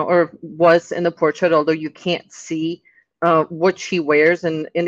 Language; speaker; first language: English; non-native, fluent; Czech